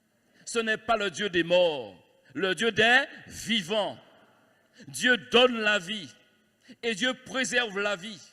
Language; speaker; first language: French; native; French